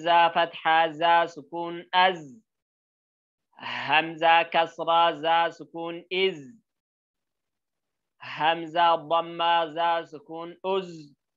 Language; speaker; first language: Arabic; non-native, learner; Oromo